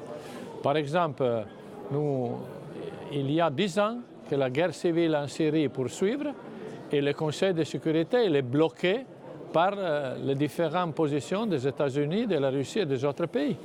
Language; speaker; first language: French; non-native, fluent; Italian